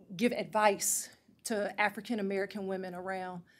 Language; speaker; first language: English; native; English